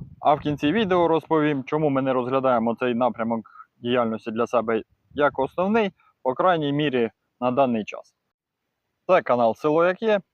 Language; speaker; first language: Ukrainian; non-native, local second language; Russian